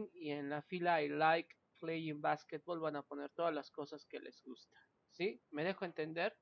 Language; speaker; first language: Spanish; native; Spanish